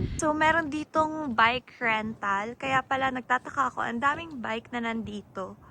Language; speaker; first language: Filipino; native; Filipino